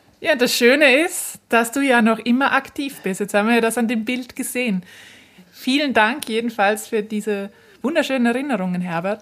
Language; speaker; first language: German; native; German